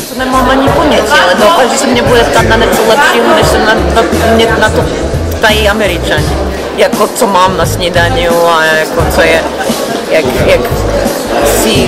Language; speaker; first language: Czech; early bilingual, heritage; Czech